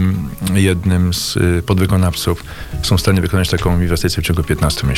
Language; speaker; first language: Polish; native; Polish